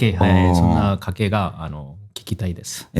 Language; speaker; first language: Japanese; non-native, fluent; Korean